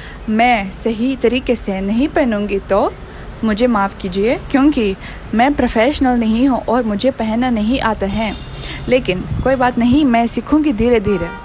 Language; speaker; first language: Hindi; non-native, fluent; Russian